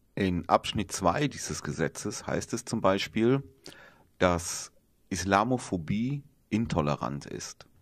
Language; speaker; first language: German; native; German